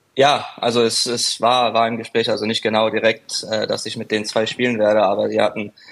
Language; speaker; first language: German; native; German